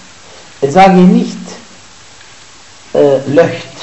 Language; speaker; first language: German; non-native, fluent; Arabic